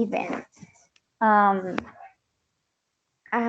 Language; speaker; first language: English; non-native, learner; Spanish